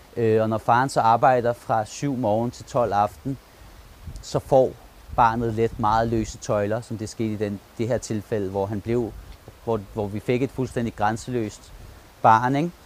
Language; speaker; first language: Danish; early bilingual, other home language; Turkish